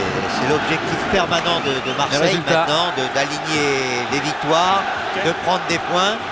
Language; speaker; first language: French; native; French